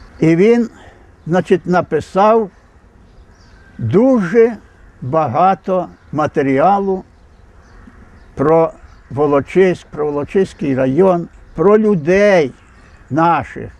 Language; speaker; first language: Ukrainian; native; Ukrainian